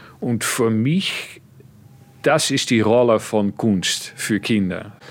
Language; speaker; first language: German; non-native, fluent; Dutch